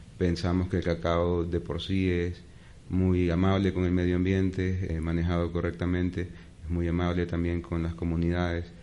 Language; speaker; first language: Spanish; native; Spanish